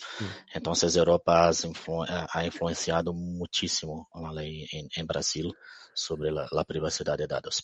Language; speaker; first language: Spanish; non-native, fluent; Portuguese